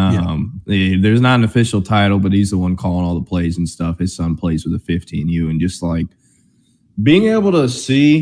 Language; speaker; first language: English; native; English